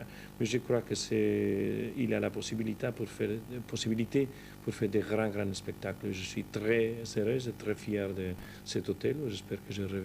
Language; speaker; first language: French; non-native, fluent; Spanish